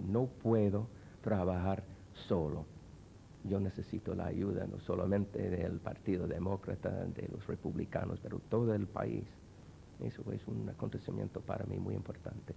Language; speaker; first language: Spanish; non-native, fluent; English